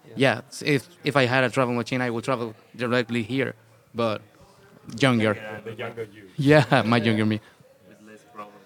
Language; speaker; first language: English; non-native, fluent; Spanish